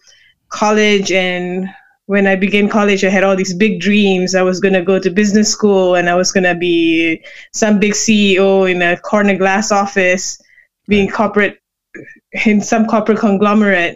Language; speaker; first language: English; non-native, local second language; Malay